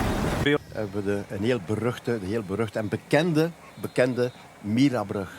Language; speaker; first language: Dutch; native; Dutch